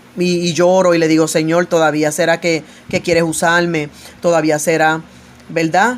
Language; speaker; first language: Spanish; native; Spanish